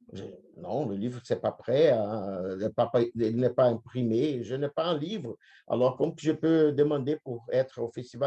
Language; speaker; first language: French; non-native, fluent; Portuguese